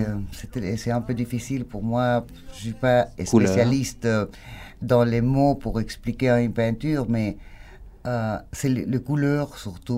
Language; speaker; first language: French; non-native, fluent; Spanish